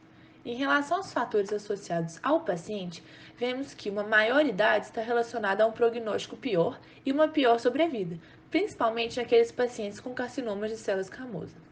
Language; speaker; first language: Portuguese; native; Portuguese